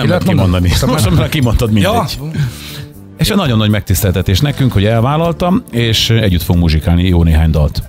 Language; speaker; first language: Hungarian; native; Hungarian